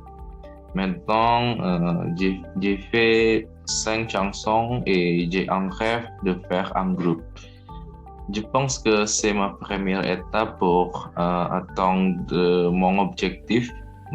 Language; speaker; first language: French; non-native, learner; Indonesian